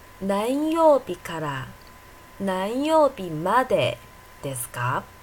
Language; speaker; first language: Japanese; non-native, fluent; Chinese